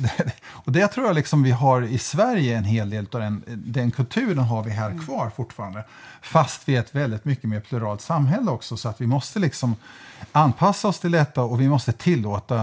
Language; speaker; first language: Swedish; native; Swedish